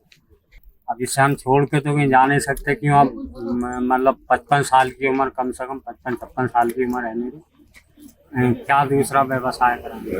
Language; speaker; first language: Hindi; native; Hindi